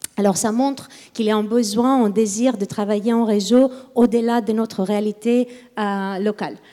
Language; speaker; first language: French; non-native, fluent; Greek